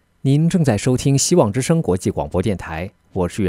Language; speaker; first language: Chinese; native; Chinese